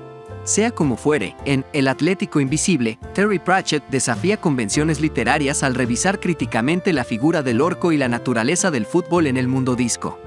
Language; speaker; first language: Spanish; native; Spanish